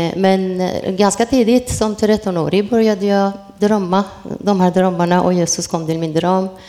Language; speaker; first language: Swedish; non-native, fluent; Persian